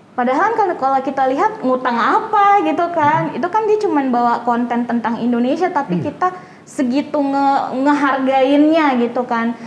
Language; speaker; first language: Indonesian; native; Indonesian